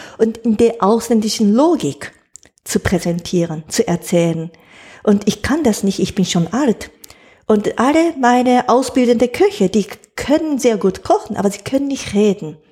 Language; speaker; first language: German; non-native, fluent; Japanese